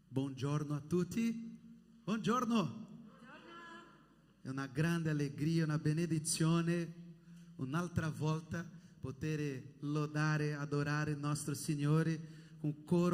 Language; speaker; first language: Italian; non-native, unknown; Portuguese